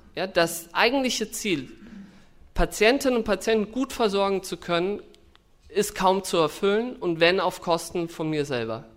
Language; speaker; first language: German; native; German